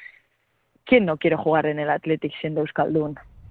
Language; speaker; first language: Spanish; native; Spanish